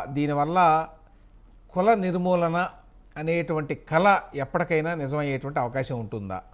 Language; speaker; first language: Telugu; native; Telugu